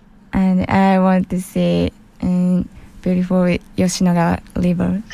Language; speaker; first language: English; non-native, learner; Japanese